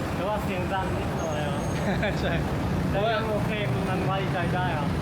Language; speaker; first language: Thai; non-native, learner; German